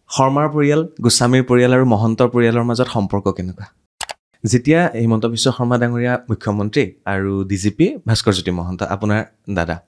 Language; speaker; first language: Assamese; native; Assamese